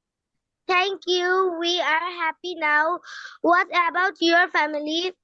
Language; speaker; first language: English; non-native, learner; Bangla